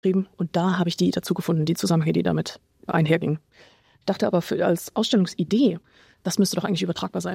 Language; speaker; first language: German; native; German